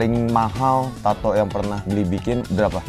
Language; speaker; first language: Indonesian; native; Indonesian